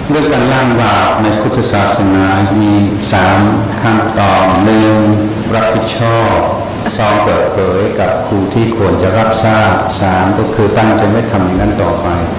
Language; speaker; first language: Thai; non-native, fluent; English